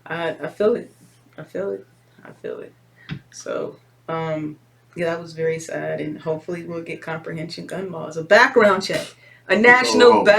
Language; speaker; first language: English; native; English